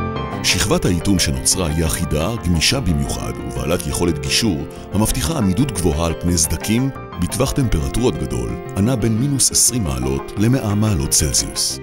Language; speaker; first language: Hebrew; native; Hebrew